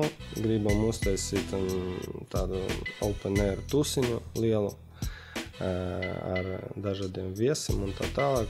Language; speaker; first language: Latvian; non-native, local second language; Russian